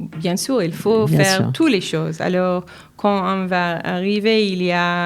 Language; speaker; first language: French; non-native, learner; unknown